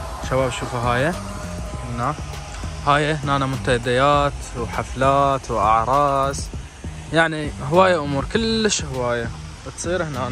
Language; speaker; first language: Arabic; native; Arabic